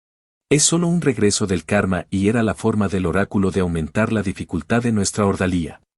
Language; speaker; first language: Spanish; native; Spanish